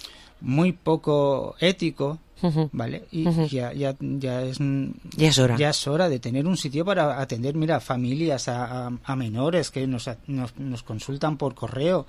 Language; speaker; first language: Spanish; native; Spanish